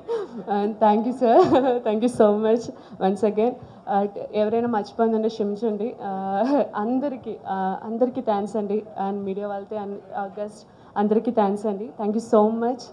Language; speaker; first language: Telugu; non-native, learner; Malayalam